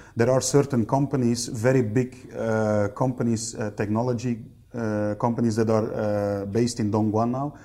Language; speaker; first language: English; non-native, fluent; Dutch